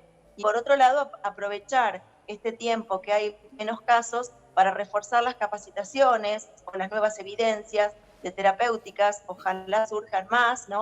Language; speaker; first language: Spanish; native; Spanish